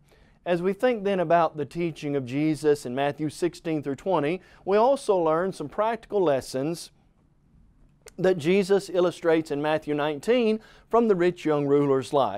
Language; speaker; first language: English; native; English